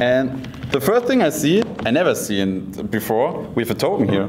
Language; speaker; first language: English; non-native, learner; German